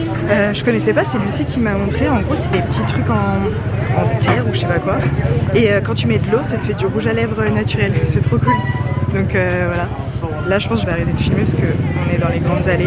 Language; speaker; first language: French; native; French